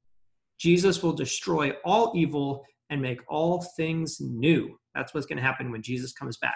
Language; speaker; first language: English; native; English